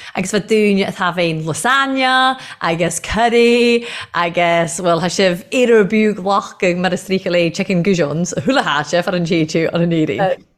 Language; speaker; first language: Irish; native; Irish